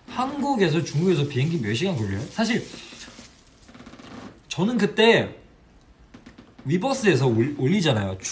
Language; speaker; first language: Korean; non-native, fluent; Chinese